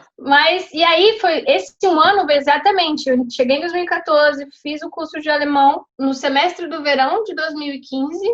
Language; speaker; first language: Portuguese; native; Portuguese